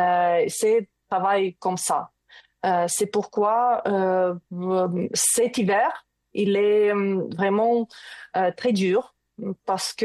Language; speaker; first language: French; non-native, learner; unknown